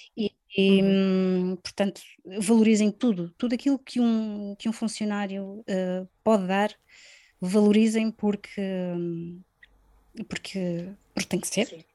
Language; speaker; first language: Portuguese; native; Portuguese